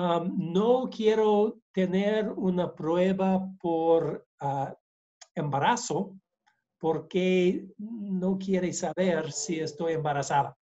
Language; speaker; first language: Spanish; non-native, learner; English